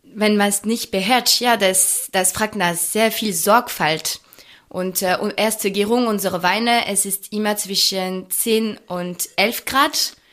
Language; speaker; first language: German; non-native, fluent; French